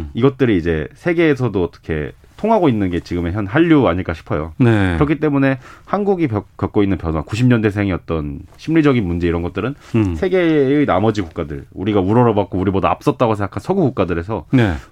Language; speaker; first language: Korean; native; Korean